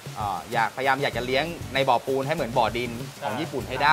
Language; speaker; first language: Thai; native; Thai